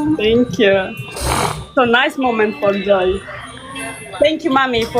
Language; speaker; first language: English; non-native, learner; Romanian